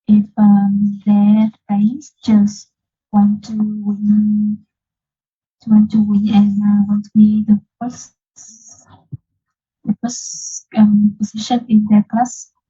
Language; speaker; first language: English; non-native, learner; Vietnamese